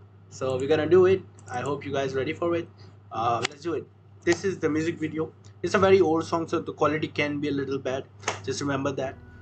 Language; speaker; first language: English; non-native, local second language; Hindi